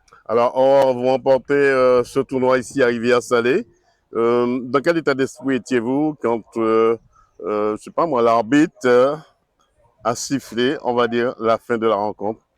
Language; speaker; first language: French; native; French